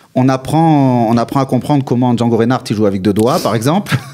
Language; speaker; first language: French; native; French